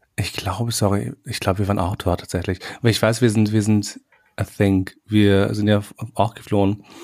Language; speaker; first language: German; early bilingual, other home language; Albanian